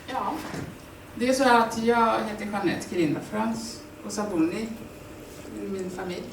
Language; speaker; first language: Swedish; non-native, fluent; Swahili